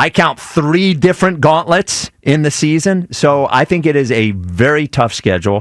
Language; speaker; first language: English; native; English